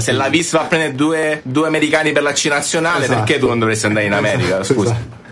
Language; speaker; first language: Italian; native; Italian